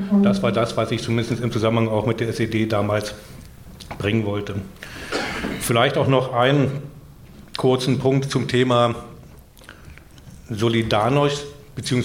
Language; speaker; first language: German; native; German